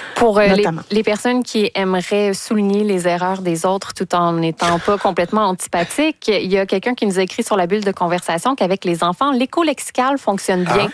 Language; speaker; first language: French; native; French